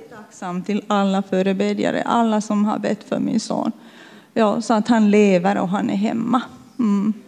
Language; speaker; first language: Swedish; non-native, fluent; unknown